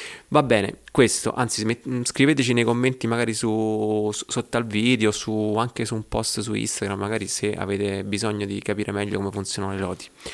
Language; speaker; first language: Italian; native; Italian